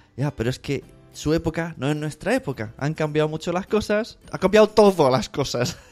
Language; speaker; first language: Spanish; native; Spanish